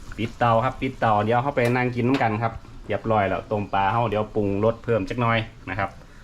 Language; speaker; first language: Thai; native; Thai